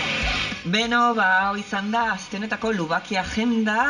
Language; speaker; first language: Basque; native; Basque